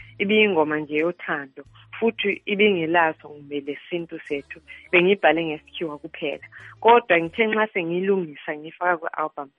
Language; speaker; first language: Zulu; native; Zulu